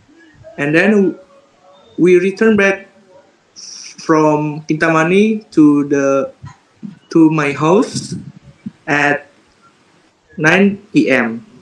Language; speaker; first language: English; non-native, learner; Indonesian